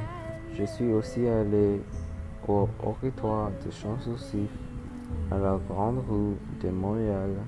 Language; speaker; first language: French; non-native, learner; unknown